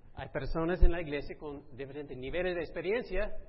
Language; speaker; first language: Spanish; non-native, fluent; English